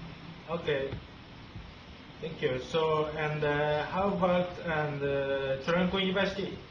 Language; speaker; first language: English; non-native, fluent; Japanese